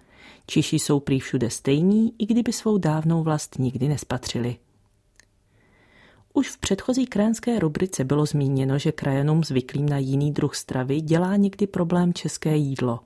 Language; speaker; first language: Czech; native; Czech